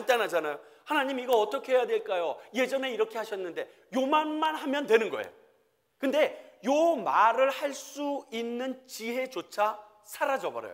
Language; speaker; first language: Korean; native; Korean